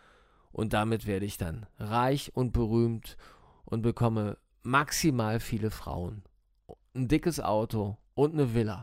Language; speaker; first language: German; native; German